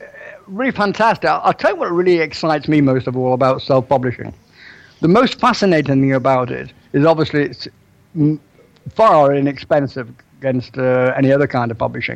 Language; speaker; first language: English; native; English